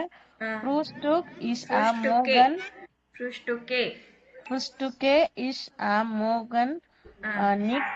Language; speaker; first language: German; non-native, learner; Tamil